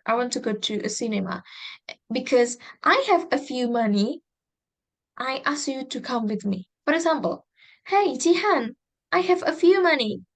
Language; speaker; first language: English; non-native, fluent; Indonesian